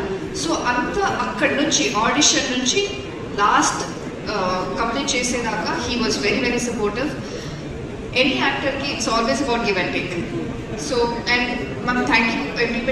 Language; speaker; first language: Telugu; non-native, fluent; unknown